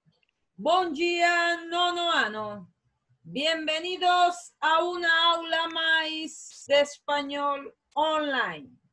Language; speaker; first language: Spanish; non-native, fluent; Portuguese